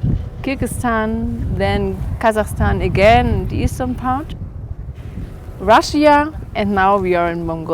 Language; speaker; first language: English; non-native, learner; German